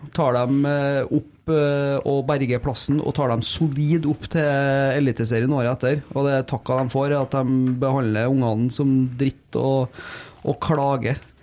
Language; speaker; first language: Norwegian; native; Norwegian